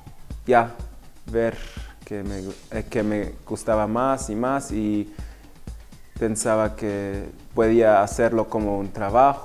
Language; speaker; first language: Spanish; early bilingual, heritage; Spanish